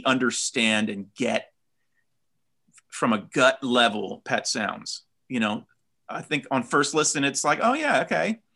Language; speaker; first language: English; native; English